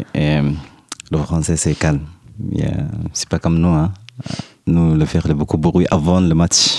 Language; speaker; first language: French; non-native, learner; Arabic